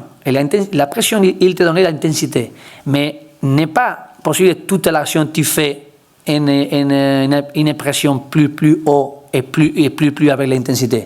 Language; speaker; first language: French; non-native, learner; Spanish